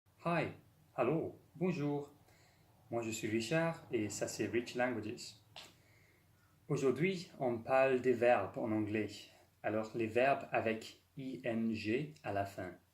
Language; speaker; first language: French; non-native, fluent; English